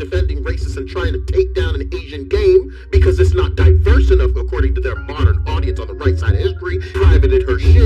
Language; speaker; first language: English; native; English